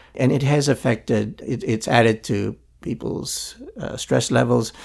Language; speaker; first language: English; non-native, local second language; Filipino